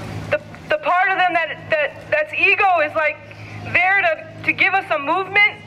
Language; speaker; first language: English; native; English